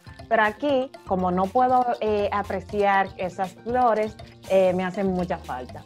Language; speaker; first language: Spanish; non-native, fluent; Japanese